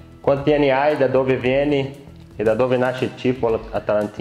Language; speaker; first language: Italian; non-native, fluent; Portuguese